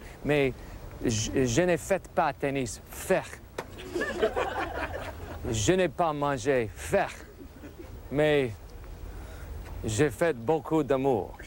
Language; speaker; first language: French; non-native, learner; English